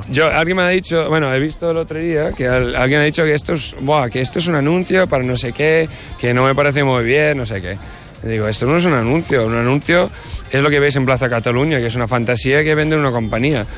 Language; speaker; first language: Spanish; non-native, fluent; English